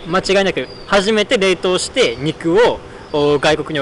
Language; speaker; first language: Japanese; native; Japanese